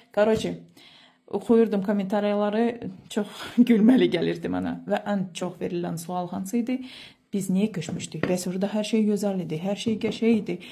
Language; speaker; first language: Azerbaijani; non-native, fluent; Russian